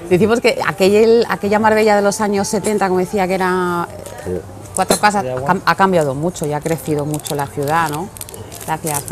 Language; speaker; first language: Spanish; native; Spanish